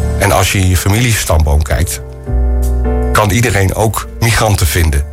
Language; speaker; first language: Dutch; native; Dutch